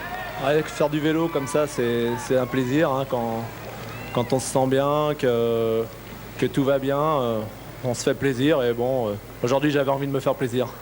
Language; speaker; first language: French; native; French